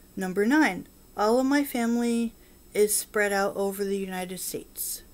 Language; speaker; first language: English; native; English